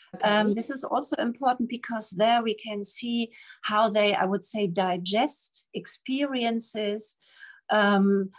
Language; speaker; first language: English; non-native, fluent; German